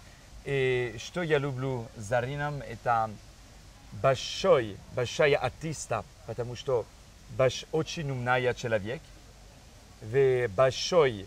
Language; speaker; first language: Russian; non-native, learner; French